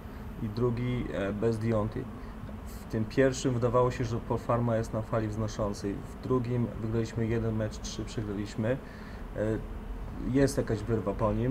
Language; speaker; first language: Polish; native; Polish